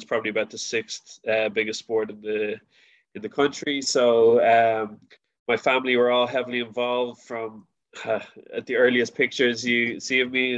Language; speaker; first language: English; native; English